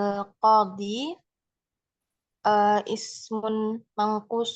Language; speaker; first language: Arabic; non-native, learner; Indonesian